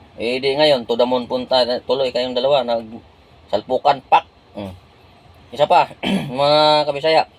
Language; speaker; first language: Filipino; non-native, local second language; Cebuano